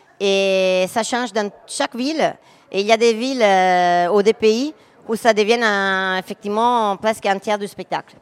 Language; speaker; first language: French; non-native, fluent; Italian